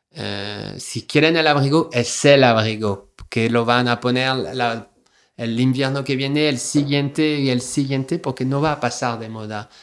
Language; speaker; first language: Spanish; non-native, fluent; French